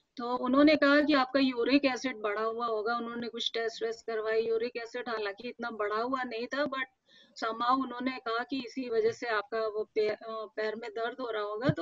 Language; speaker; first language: Hindi; native; Hindi